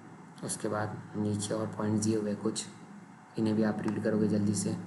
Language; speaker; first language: Hindi; non-native, local second language; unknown